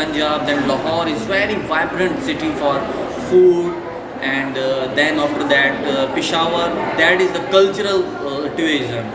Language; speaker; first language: English; non-native, fluent; Urdu